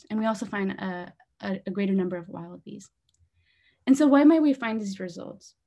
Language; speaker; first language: English; native; English